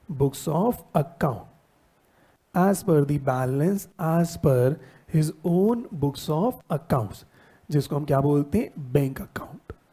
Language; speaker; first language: Hindi; native; Hindi